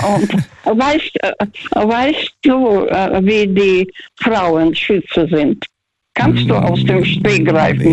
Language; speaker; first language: German; non-native, learner; Russian